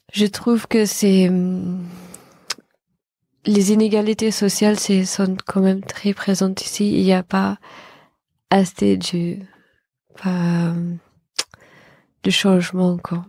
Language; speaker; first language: French; non-native, fluent; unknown